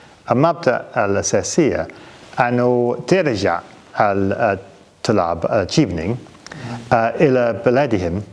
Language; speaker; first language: Arabic; non-native, fluent; English